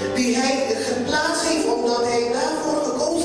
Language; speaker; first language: Dutch; non-native, local second language; Papiamento